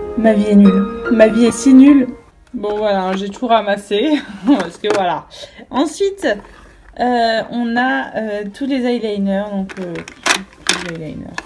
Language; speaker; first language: French; native; French